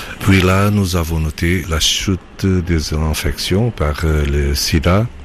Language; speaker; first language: French; non-native, fluent; Portuguese